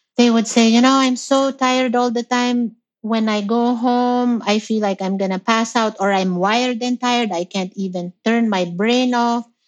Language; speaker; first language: English; non-native, local second language; Filipino